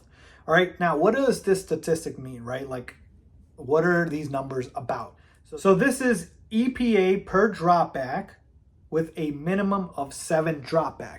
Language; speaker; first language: English; native; English